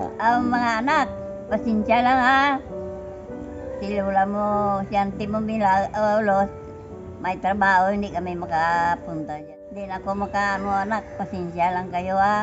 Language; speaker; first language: Filipino; non-native, local second language; Hiligaynon